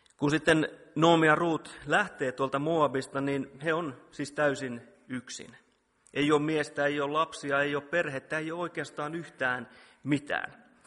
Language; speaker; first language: Finnish; native; Finnish